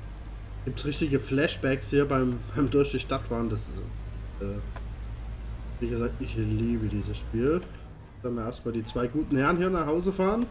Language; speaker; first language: German; native; German